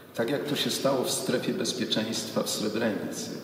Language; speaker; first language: Polish; native; Polish